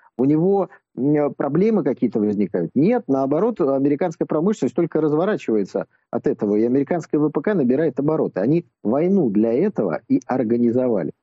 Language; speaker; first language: Russian; native; Russian